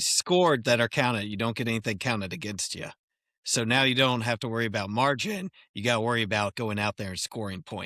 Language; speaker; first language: English; native; English